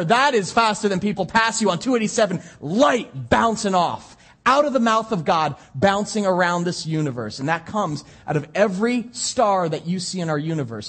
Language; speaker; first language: English; native; English